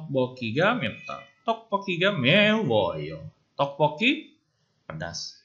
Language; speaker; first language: Korean; non-native, fluent; Indonesian